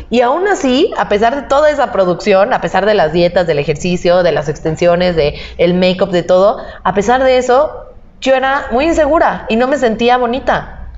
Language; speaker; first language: Spanish; native; Spanish